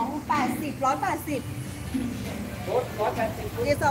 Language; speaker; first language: English; non-native, learner; Thai